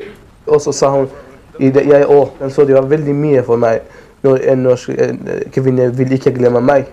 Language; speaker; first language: Norwegian; non-native, learner; Kurdish